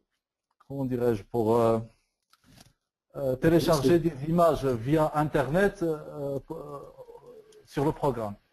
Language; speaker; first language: French; non-native, learner; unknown